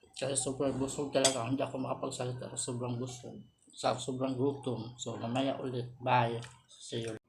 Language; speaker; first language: Filipino; non-native, local second language; Cebuano